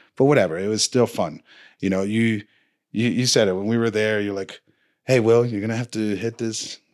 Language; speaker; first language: English; non-native, fluent; Spanish